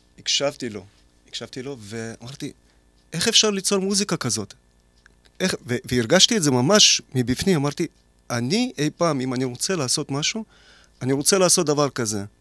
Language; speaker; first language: Hebrew; early bilingual, other home language; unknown